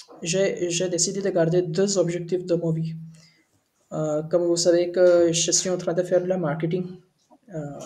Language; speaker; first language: French; non-native, learner; Hindi